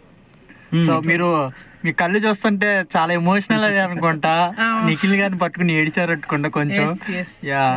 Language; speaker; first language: Telugu; native; Telugu